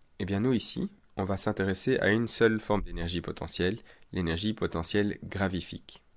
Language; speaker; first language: French; native; French